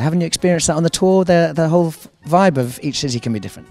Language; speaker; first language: English; native; English